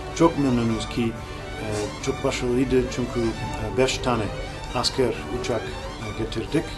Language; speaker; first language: Turkish; non-native, learner; English